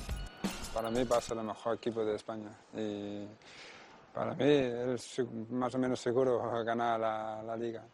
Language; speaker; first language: Spanish; non-native, learner; Danish